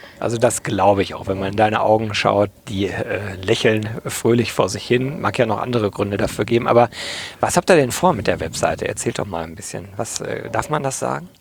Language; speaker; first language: German; native; German